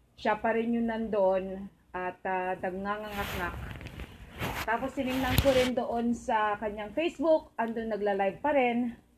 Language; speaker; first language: Filipino; non-native, local second language; Iloko